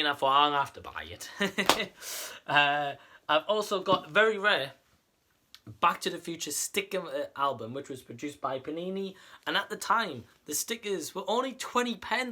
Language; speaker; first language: English; native; English